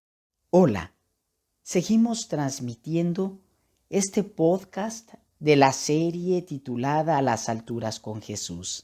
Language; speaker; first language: Spanish; native; Spanish